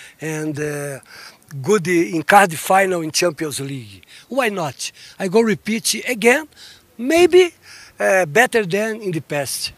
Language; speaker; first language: English; non-native, learner; Portuguese